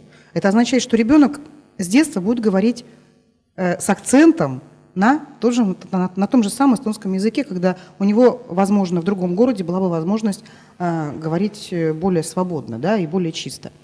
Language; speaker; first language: Russian; native; Russian